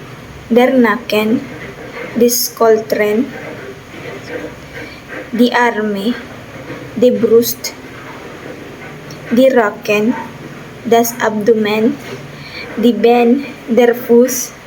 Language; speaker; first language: German; non-native, learner; Bikol